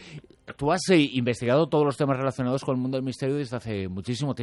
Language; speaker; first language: Spanish; native; Spanish